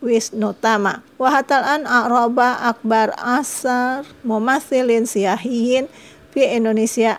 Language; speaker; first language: Arabic; non-native, fluent; Indonesian